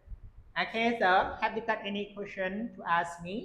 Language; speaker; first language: English; non-native, learner; Lao